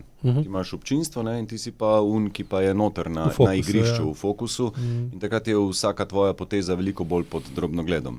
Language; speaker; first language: Slovenian; native; Slovenian